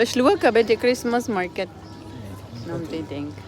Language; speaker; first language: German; non-native, learner; Cebuano